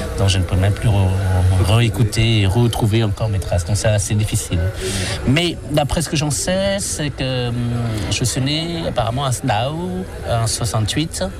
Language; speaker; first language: French; non-native, fluent; Khmer